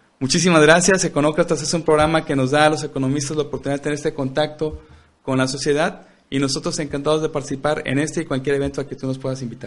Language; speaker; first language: Spanish; native; Spanish